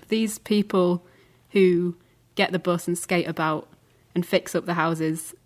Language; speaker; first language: English; native; English